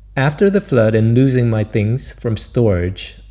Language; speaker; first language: English; native; English